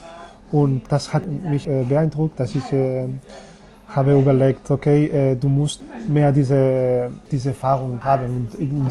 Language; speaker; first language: German; non-native, fluent; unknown